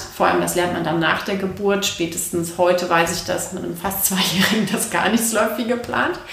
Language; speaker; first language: German; native; German